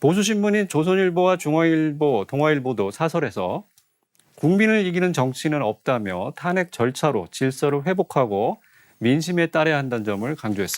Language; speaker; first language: Korean; native; Korean